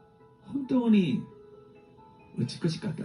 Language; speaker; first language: Japanese; non-native, learner; Korean